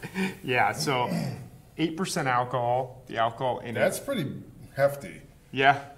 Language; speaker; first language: English; native; English